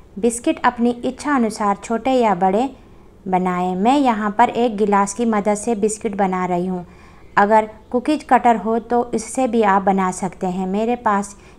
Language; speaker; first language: Hindi; native; Hindi